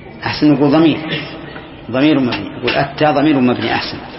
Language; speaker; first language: Arabic; native; Arabic